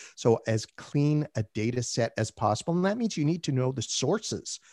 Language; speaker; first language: English; native; English